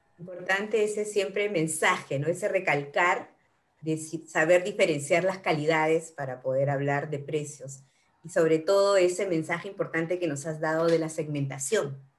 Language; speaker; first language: Spanish; native; Spanish